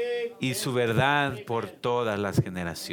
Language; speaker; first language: Spanish; native; Spanish